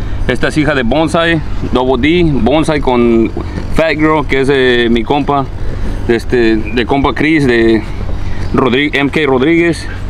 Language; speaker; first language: Spanish; early bilingual, heritage; Spanish